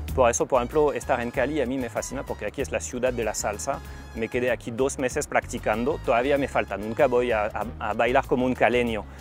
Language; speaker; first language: Spanish; non-native, fluent; French